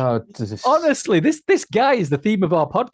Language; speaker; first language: English; native; English